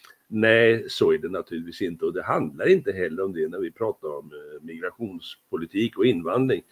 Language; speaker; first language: Swedish; native; Swedish